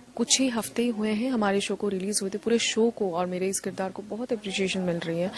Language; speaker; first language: Hindi; non-native, local second language; Bangla